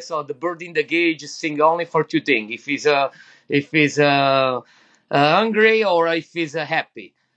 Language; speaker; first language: English; non-native, fluent; Italian